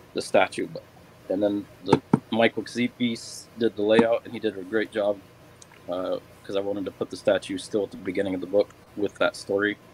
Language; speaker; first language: English; native; English